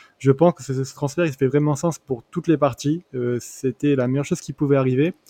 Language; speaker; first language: French; native; French